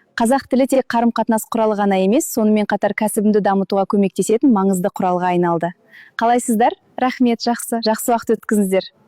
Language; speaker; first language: Kazakh; non-native, local second language; Russian